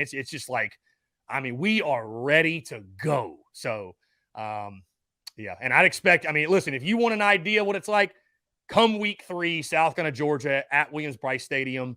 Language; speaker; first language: English; native; English